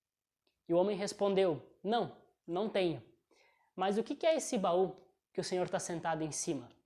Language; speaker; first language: Portuguese; native; Portuguese